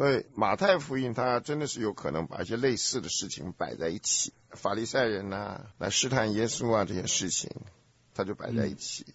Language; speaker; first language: Chinese; native; Chinese